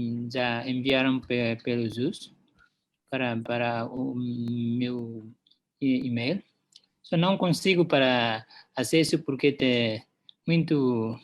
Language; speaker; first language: Portuguese; non-native, local second language; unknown